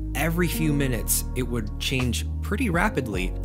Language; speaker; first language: English; native; English